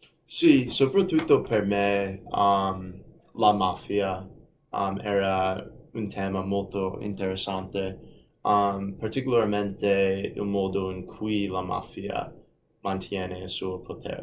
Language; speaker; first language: Italian; non-native, fluent; English